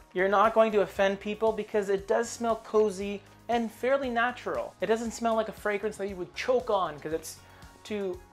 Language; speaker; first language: English; native; English